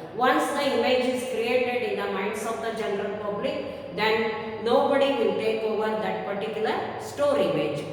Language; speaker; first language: English; non-native, local second language; Kannada